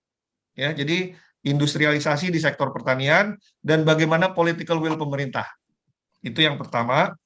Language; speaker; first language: Indonesian; native; Indonesian